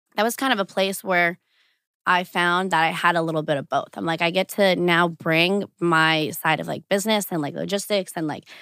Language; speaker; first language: English; early bilingual, other home language; Portuguese